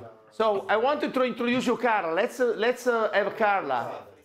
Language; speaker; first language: English; non-native, fluent; Italian